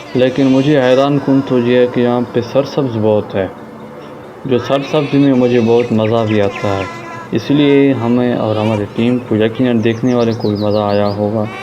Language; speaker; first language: Urdu; non-native, local second language; Sindhi